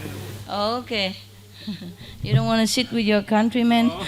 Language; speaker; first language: English; non-native, fluent; Vietnamese